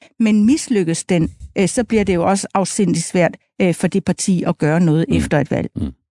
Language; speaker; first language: Danish; native; Danish